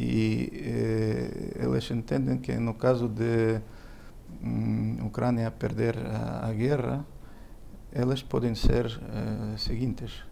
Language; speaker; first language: Portuguese; non-native, fluent; Ukrainian